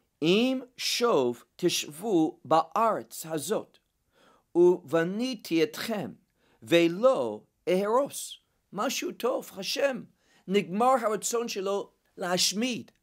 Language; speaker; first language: Hebrew; non-native, fluent; English